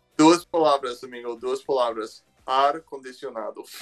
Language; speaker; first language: Portuguese; non-native, fluent; English